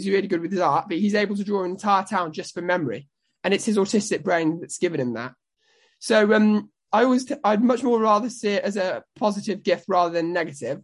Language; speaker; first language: English; native; English